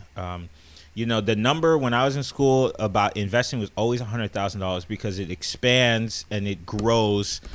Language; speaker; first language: English; native; English